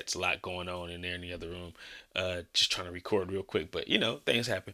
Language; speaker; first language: English; native; English